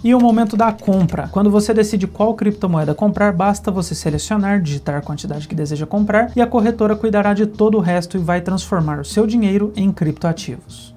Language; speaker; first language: Portuguese; native; Portuguese